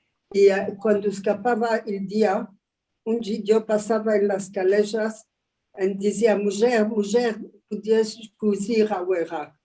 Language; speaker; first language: Spanish; early bilingual, heritage; Ladino